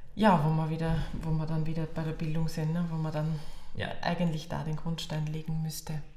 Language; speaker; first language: German; native; German